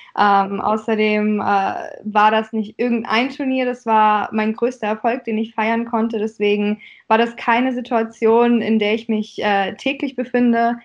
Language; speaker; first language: German; early bilingual, other home language; Russian